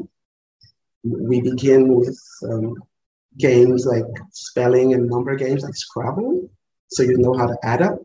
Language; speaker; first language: English; non-native, local second language; Yoruba